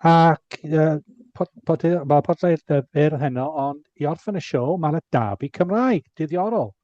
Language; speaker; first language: Welsh; non-native, local second language; English